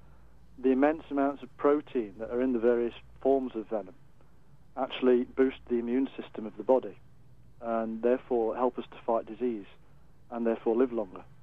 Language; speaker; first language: English; native; English